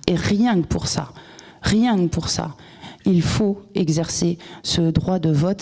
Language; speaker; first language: French; native; French